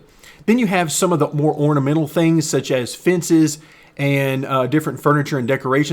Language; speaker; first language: English; native; English